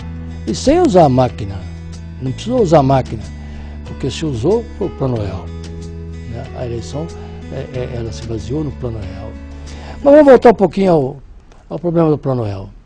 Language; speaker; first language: Portuguese; native; Portuguese